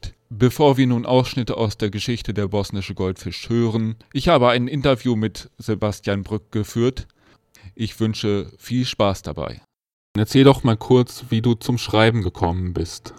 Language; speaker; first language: German; native; German